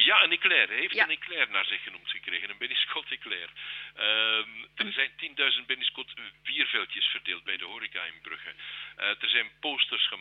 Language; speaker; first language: Dutch; native; Dutch